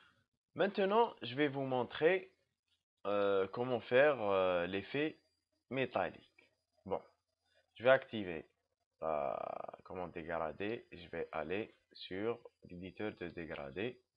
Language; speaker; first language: French; non-native, local second language; Arabic